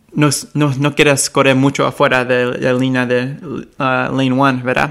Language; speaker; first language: Spanish; early bilingual, heritage; Spanish